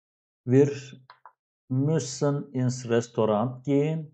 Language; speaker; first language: German; non-native, fluent; Turkish